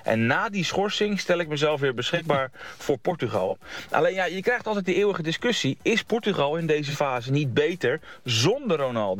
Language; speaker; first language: Dutch; native; Dutch